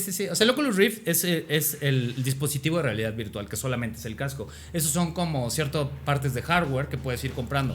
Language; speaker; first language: Spanish; native; Spanish